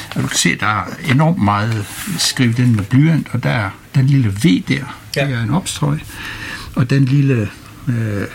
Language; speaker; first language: Danish; non-native, fluent; English